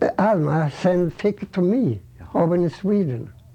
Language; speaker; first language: English; non-native, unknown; Swedish